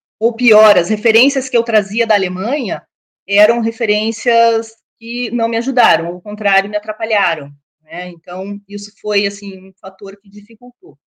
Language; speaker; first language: Portuguese; native; Portuguese